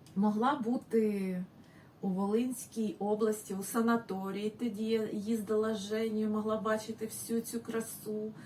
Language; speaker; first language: Ukrainian; non-native, local second language; Russian